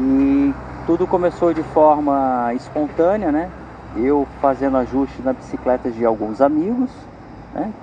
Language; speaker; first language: Portuguese; native; Portuguese